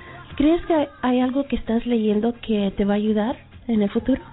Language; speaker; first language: Spanish; early bilingual, heritage; Spanish